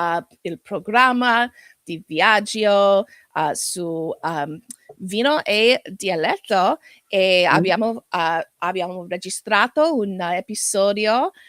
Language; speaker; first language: Italian; non-native, learner; English